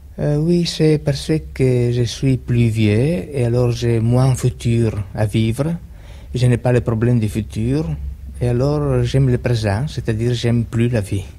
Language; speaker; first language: French; non-native, fluent; Italian